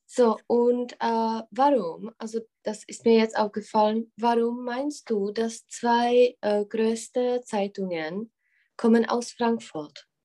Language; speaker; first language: German; non-native, fluent; Czech